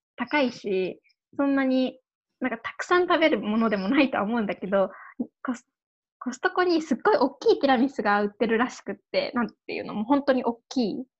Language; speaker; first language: Japanese; native; Japanese